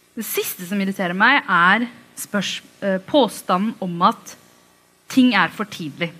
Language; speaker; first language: Norwegian; early bilingual, other home language; Tamil